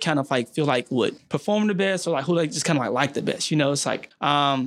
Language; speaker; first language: English; native; English